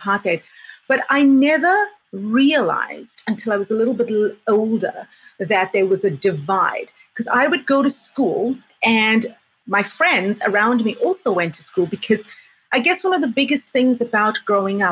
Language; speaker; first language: English; native; English